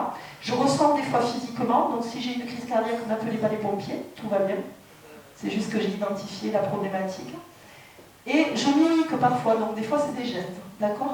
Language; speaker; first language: French; native; French